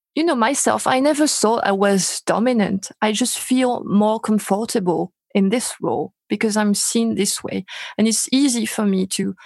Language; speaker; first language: English; non-native, fluent; French